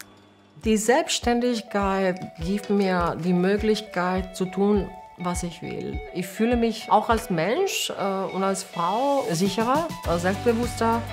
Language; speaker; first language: German; non-native, fluent; Italian